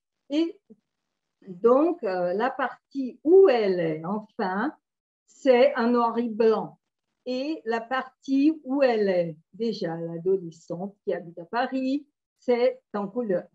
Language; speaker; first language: French; non-native, fluent; Portuguese